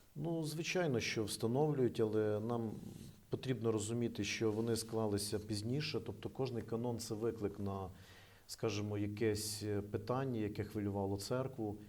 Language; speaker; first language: Ukrainian; native; Ukrainian